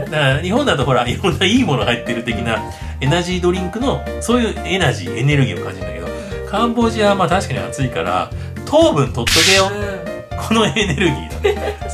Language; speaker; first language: Japanese; native; Japanese